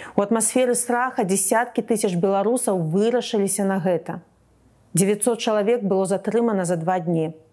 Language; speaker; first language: Belarusian; native; Belarusian